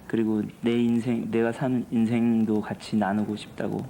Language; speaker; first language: Korean; native; Korean